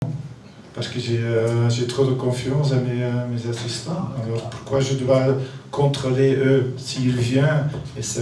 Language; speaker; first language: French; non-native, learner; Dutch